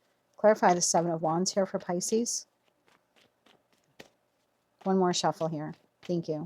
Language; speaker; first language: English; native; English